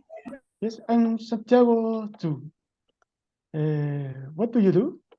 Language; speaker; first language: English; non-native, learner; Spanish